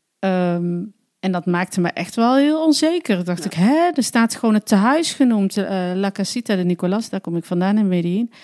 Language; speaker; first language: Dutch; native; Dutch